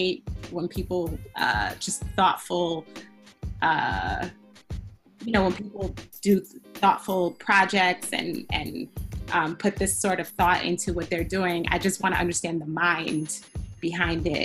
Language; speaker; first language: English; early bilingual, other home language; Spanish